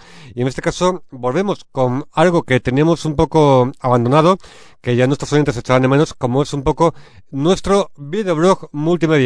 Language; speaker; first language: Spanish; native; Spanish